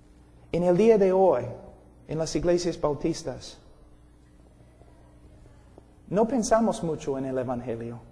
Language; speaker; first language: Spanish; non-native, fluent; English